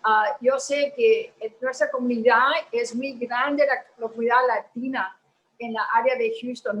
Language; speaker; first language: Spanish; early bilingual, heritage; Spanish